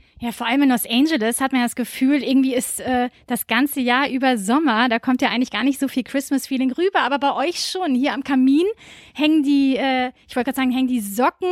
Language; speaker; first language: German; native; German